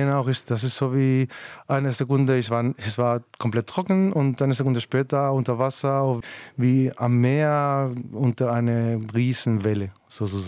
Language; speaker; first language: German; non-native, fluent; Spanish